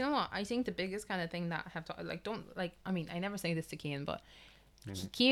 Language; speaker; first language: English; non-native, fluent; Polish